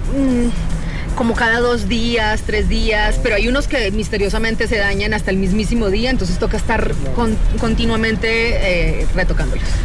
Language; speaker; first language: Spanish; native; Spanish